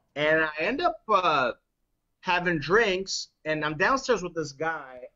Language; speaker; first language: English; native; English